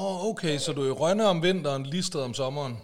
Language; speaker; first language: Danish; native; Danish